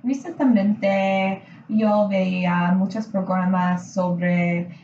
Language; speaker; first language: Spanish; non-native, learner; English